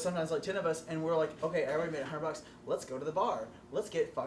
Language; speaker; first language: English; native; English